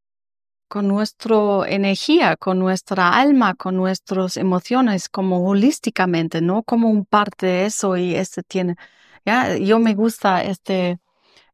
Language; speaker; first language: Spanish; non-native, learner; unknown